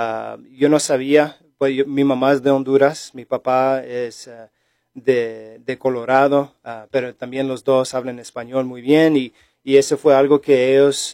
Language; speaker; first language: Spanish; early bilingual, heritage; English